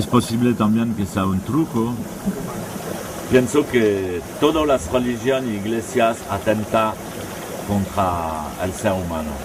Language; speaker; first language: Spanish; non-native, fluent; French